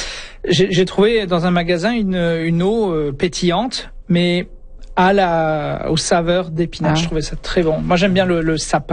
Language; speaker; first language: French; native; French